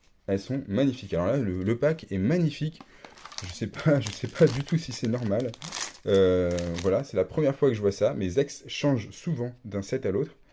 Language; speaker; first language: French; native; French